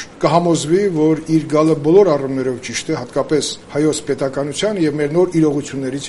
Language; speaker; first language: Armenian; native; Armenian